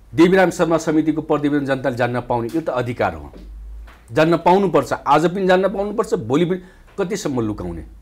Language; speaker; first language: Nepali; non-native, local second language; Dangaura Tharu